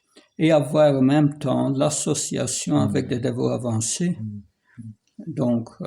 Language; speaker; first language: French; non-native, fluent; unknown